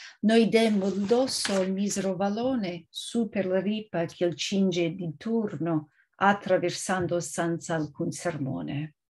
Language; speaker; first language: Italian; non-native, fluent; English